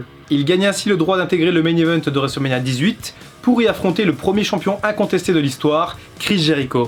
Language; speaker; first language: French; native; French